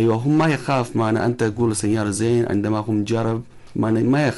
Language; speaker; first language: Arabic; non-native, learner; Chinese